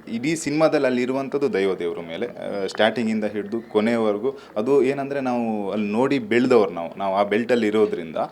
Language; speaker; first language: Kannada; non-native, local second language; Tulu